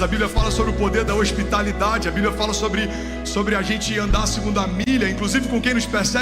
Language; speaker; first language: Portuguese; native; Portuguese